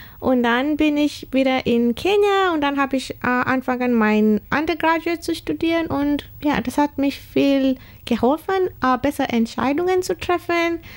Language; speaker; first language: German; non-native, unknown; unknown